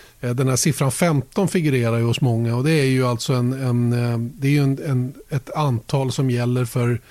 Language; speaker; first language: Swedish; native; Swedish